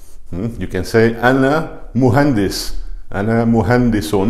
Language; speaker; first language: Arabic; non-native, fluent; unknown